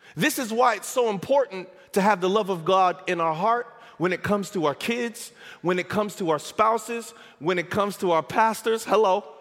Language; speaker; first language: English; native; English